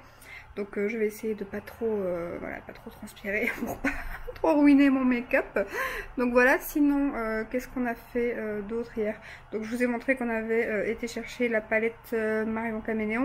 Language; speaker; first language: French; native; French